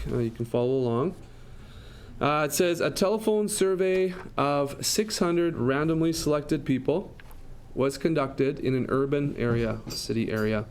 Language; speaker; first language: English; native; English